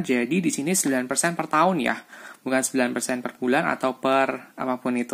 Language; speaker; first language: Indonesian; native; Indonesian